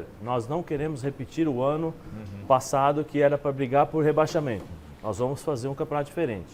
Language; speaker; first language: Portuguese; native; Portuguese